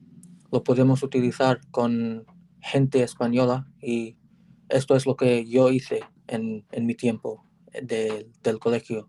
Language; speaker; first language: Spanish; non-native, learner; English